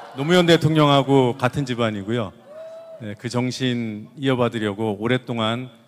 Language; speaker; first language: Korean; native; Korean